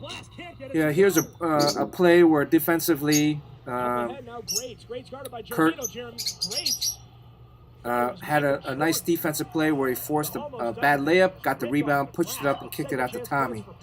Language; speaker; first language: English; native; English